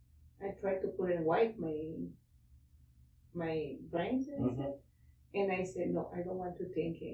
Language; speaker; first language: English; non-native, learner; Spanish